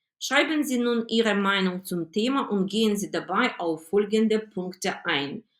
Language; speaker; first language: German; non-native, fluent; Ukrainian